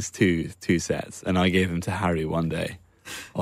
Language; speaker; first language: English; native; English